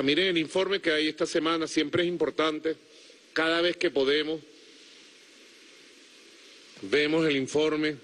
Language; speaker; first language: Spanish; native; Spanish